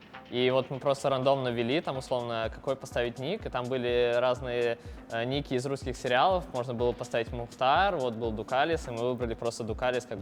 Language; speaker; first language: Russian; native; Russian